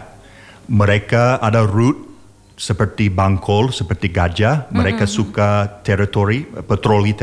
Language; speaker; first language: Indonesian; non-native, learner; English